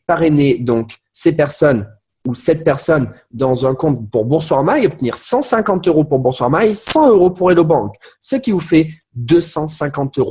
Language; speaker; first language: French; native; French